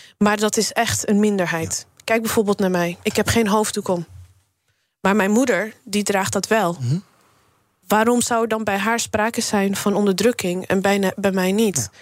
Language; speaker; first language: Dutch; early bilingual, other home language; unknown